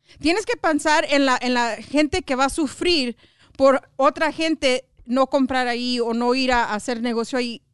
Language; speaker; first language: Spanish; early bilingual, heritage; Spanish